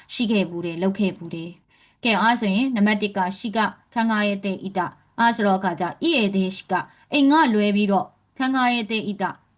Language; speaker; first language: Burmese; native; Burmese